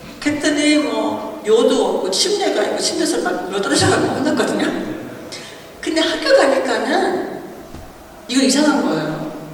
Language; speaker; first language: Korean; early bilingual, heritage; Korean